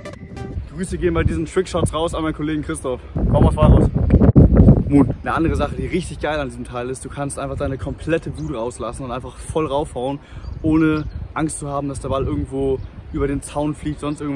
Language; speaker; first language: German; native; German